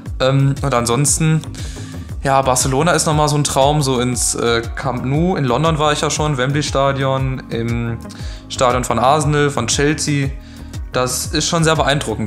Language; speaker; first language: German; native; German